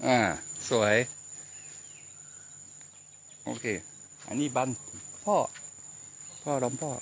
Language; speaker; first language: Thai; non-native, learner; French